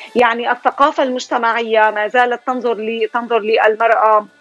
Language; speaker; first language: Arabic; native; Arabic